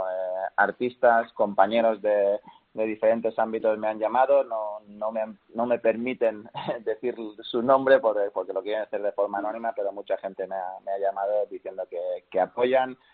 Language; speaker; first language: Spanish; native; Spanish